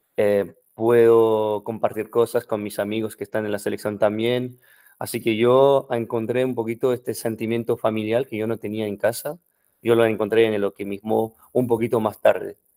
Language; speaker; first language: Spanish; non-native, fluent; French